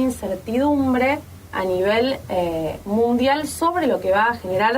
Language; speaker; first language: Spanish; native; Spanish